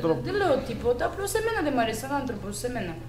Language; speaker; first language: Greek; non-native, fluent; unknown